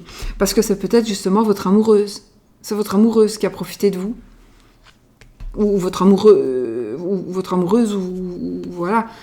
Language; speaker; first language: French; native; French